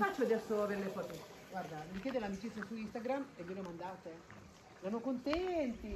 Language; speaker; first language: Italian; native; Italian